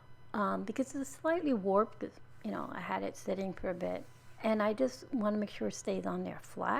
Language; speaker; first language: English; native; English